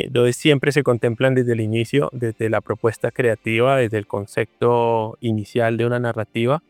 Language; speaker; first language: Spanish; native; Spanish